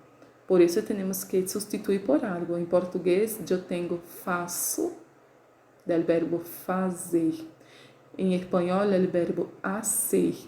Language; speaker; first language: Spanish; non-native, fluent; Portuguese